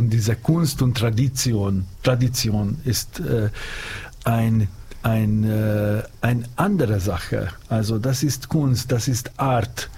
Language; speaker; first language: German; non-native, learner; Hungarian